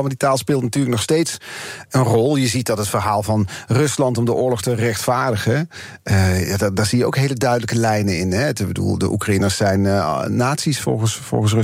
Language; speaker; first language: Dutch; native; Dutch